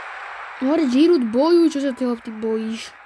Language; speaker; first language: Slovak; native; Slovak